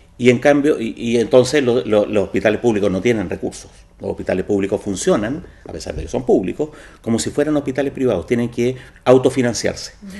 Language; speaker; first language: Spanish; native; Spanish